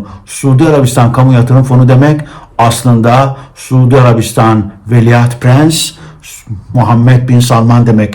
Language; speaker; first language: Turkish; native; Turkish